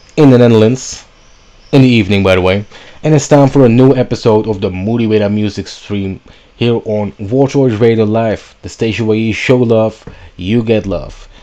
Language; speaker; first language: English; non-native, fluent; Dutch